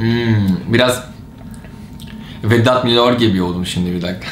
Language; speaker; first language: Turkish; non-native, fluent; Portuguese